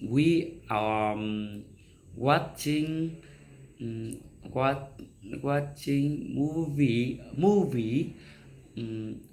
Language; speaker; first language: English; non-native, learner; Vietnamese